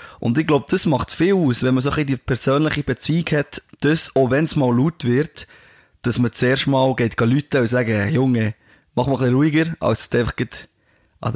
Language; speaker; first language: German; native; German